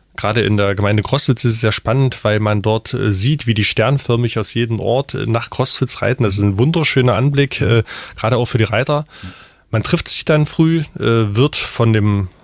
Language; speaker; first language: German; non-native, local second language; Upper Sorbian